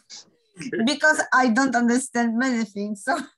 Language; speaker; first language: English; non-native, learner; Polish